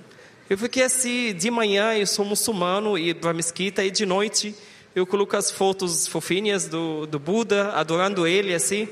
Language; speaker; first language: Portuguese; non-native, learner; Arabic